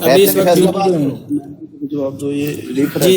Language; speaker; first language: Urdu; non-native, local second language; Punjabi